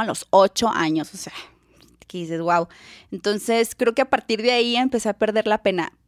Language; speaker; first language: Spanish; native; Spanish